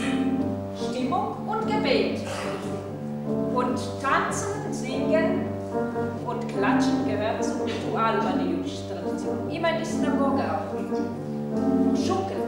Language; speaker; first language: German; non-native, fluent; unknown